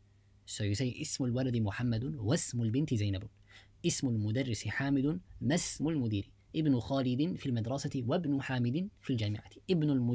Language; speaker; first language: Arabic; non-native, fluent; English